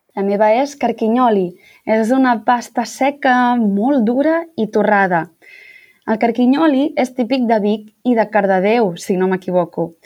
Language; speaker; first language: Catalan; native; Catalan